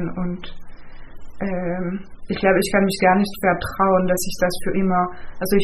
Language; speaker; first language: German; non-native, fluent; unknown